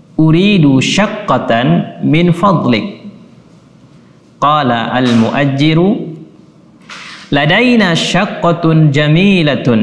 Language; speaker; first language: Arabic; non-native, fluent; Indonesian